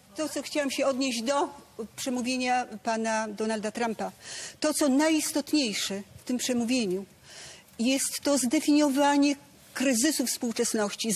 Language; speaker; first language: Polish; native; Polish